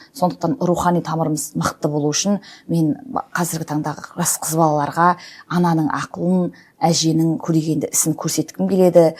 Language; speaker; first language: Kazakh; native; Kazakh